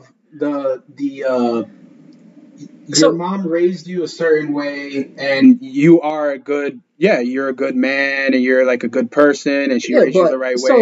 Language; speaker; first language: English; early bilingual, other home language; Spanish